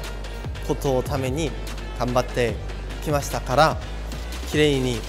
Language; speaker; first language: Japanese; non-native, learner; Korean